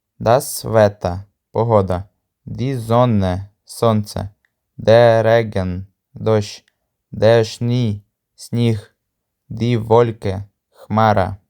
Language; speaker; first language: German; non-native, fluent; Ukrainian